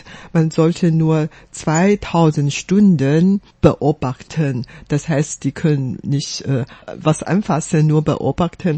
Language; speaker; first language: German; non-native, fluent; Chinese